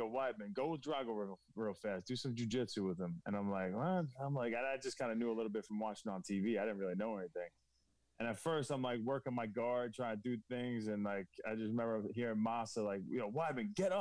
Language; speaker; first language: English; native; English